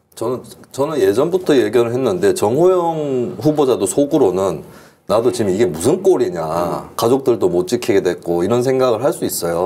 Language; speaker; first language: Korean; native; Korean